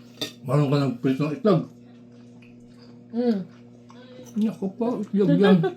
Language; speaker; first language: Korean; non-native, learner; Filipino